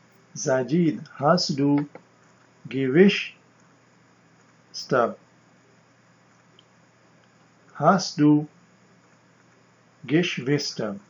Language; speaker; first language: German; non-native, fluent; Urdu